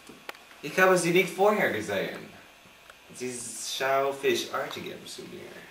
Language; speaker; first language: German; non-native, learner; English